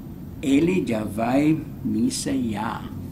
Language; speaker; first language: Portuguese; non-native, learner; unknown